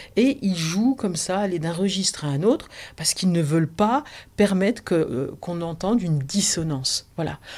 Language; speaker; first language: French; early bilingual, other home language; Arabic